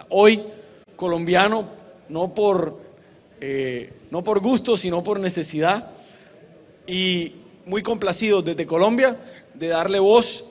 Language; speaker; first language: Spanish; native; Spanish